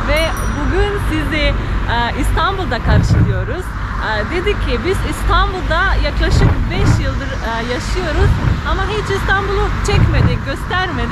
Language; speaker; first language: Turkish; non-native, fluent; Slovenian